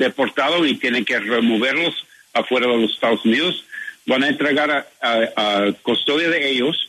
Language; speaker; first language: Spanish; non-native, learner; English